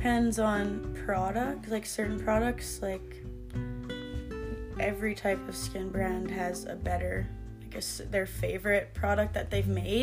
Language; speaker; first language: English; native; English